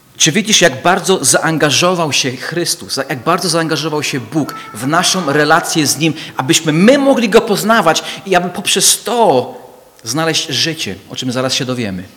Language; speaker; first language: Polish; non-native, fluent; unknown